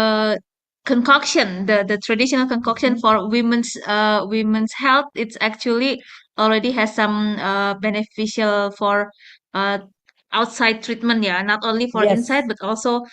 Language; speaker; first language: English; non-native, fluent; Indonesian